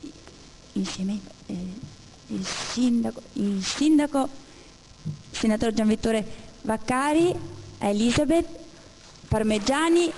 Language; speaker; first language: Italian; native; Italian